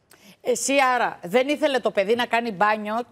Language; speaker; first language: Greek; native; Greek